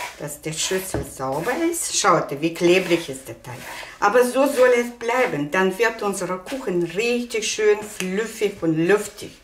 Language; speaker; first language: German; non-native, fluent; Russian